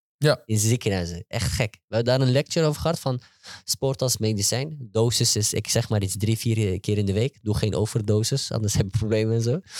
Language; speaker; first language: Dutch; early bilingual, heritage; Turkish